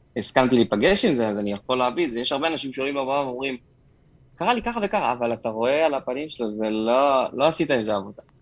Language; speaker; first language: Hebrew; native; Hebrew